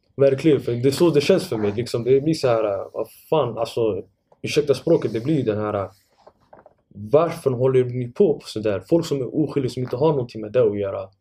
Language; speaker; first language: Swedish; non-native, fluent; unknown